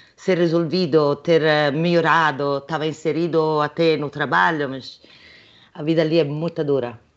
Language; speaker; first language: Portuguese; non-native, fluent; Italian